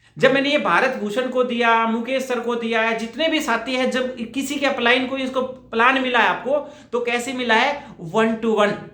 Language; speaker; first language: Hindi; native; Hindi